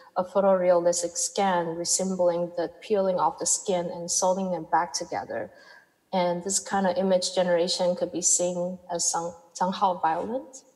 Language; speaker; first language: English; non-native, fluent; Chinese